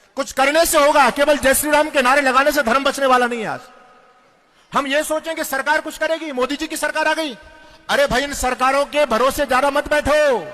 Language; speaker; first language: Hindi; native; Hindi